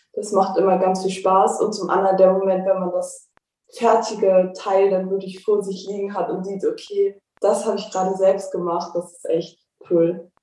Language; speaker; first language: German; native; German